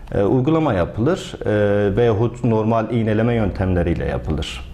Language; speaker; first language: Turkish; native; Turkish